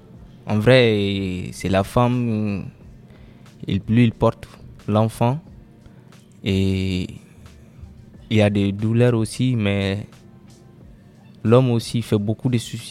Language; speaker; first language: French; non-native, local second language; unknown